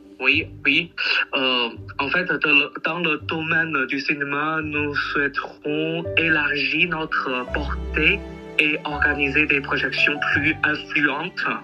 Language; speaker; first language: French; non-native, fluent; Chinese